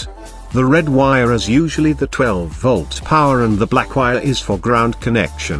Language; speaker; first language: English; non-native, fluent; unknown